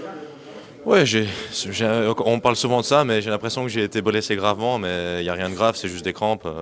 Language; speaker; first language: French; native; French